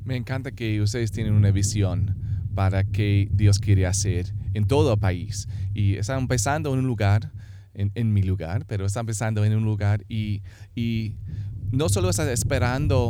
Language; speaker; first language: Spanish; non-native, fluent; English